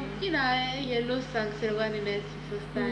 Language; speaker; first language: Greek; early bilingual, heritage; Greek